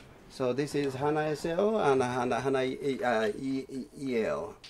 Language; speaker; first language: English; non-native, fluent; Japanese